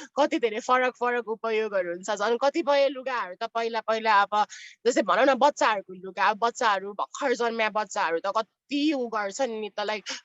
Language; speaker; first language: Nepali; non-native, local second language; Newari